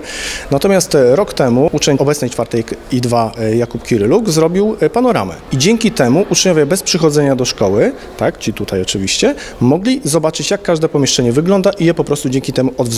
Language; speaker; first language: Polish; native; Polish